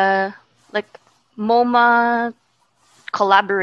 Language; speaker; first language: English; non-native, local second language; Filipino